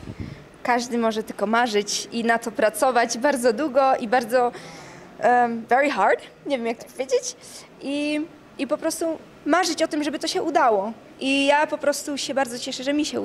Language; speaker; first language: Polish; early bilingual, heritage; Polish